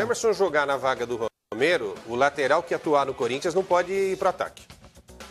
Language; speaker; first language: Portuguese; native; Portuguese